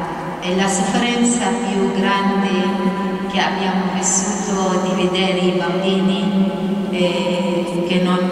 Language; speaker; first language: Italian; non-native, fluent; Arabic